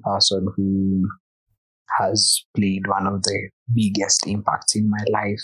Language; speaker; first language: English; non-native, local second language; Swahili